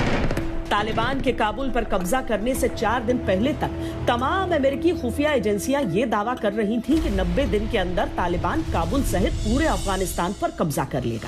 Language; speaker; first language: Hindi; native; Hindi